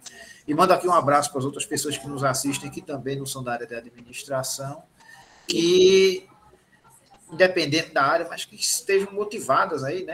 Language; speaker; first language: Portuguese; native; Portuguese